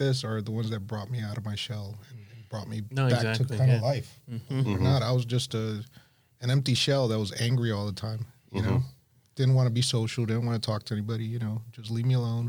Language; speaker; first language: English; native; English